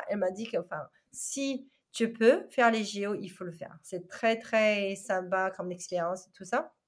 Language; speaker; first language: French; non-native, fluent; Chinese